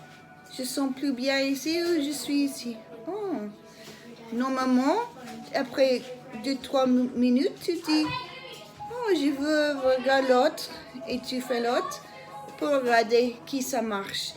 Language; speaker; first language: French; non-native, learner; English